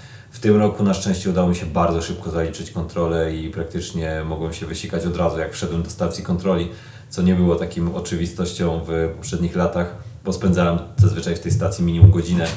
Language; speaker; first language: Polish; native; Polish